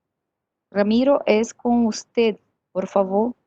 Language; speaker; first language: Spanish; non-native, learner; Portuguese